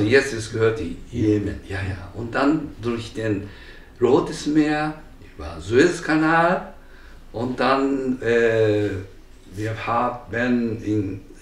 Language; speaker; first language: German; non-native, learner; Japanese